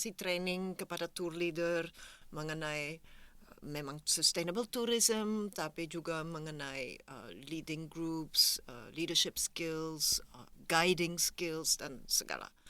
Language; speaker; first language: Indonesian; non-native, fluent; Dutch